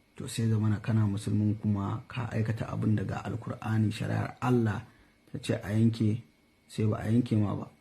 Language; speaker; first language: Hausa; native; Hausa